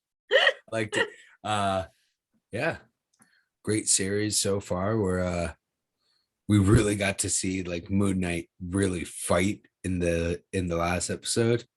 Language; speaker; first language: English; native; English